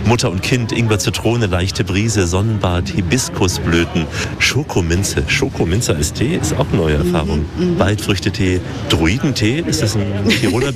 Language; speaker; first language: German; native; German